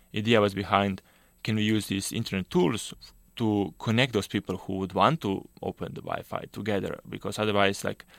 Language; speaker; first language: English; non-native, fluent; Slovenian